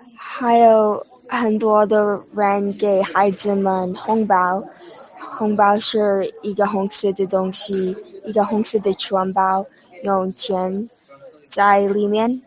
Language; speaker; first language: Chinese; non-native, learner; English